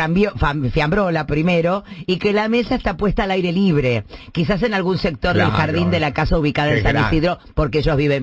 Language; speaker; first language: Spanish; native; Spanish